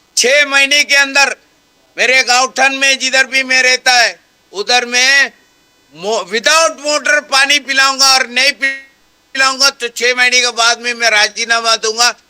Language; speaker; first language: Hindi; non-native, local second language; Marathi